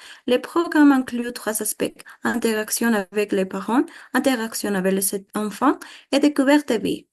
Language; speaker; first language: French; non-native, fluent; Spanish